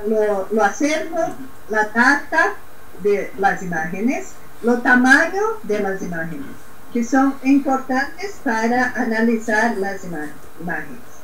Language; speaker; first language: Spanish; non-native, learner; Portuguese